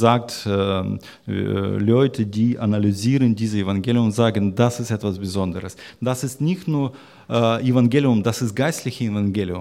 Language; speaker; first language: German; non-native, learner; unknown